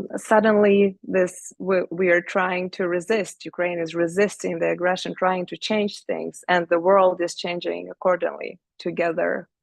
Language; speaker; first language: English; non-native, fluent; Ukrainian